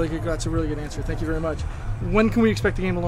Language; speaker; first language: English; native; English